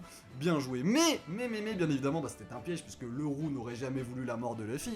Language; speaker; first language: French; native; French